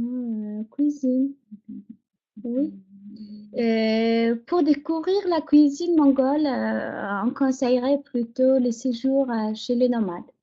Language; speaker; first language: French; non-native, fluent; Mongolian